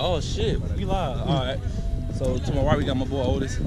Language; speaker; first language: English; native; English